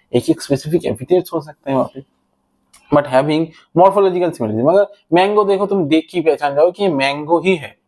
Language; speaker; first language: Hindi; non-native, local second language; Bangla